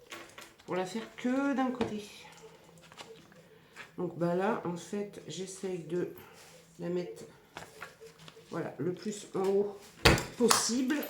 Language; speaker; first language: French; native; French